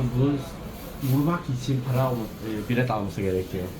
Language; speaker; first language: Turkish; non-native, learner; Chinese